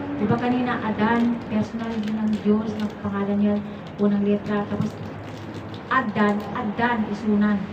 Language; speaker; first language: Filipino; non-native, local second language; Iloko